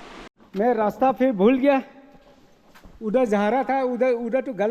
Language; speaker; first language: Hindi; non-native, local second language; Khasi